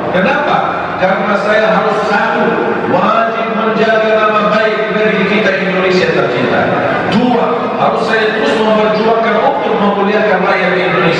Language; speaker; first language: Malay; non-native, fluent; Arabic